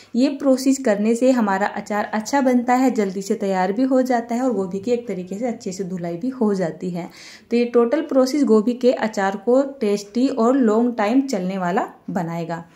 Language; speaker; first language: Hindi; native; Hindi